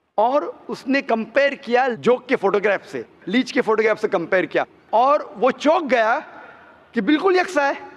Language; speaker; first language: Hindi; non-native, local second language; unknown